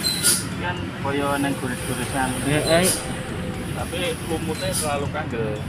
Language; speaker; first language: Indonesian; non-native, local second language; Javanese